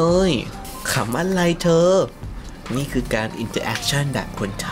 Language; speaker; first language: Thai; native; Thai